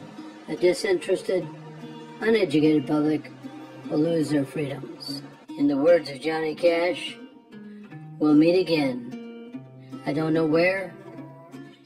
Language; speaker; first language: English; native; English